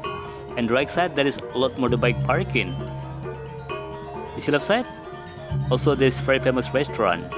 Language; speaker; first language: English; non-native, learner; Indonesian